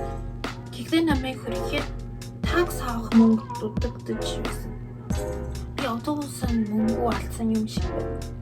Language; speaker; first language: Mongolian; early bilingual, heritage; Mongolian